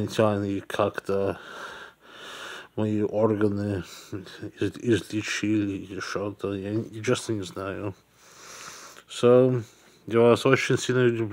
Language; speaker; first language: Russian; early bilingual, heritage; Russian